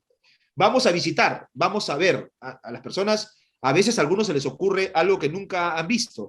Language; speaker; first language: Spanish; native; Spanish